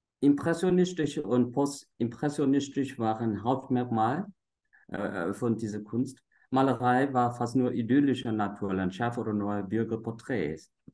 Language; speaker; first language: German; non-native, fluent; Vietnamese